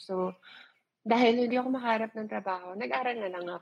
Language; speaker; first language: English; non-native, local second language; Filipino